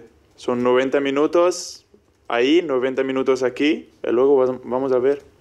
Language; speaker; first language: Spanish; non-native, fluent; German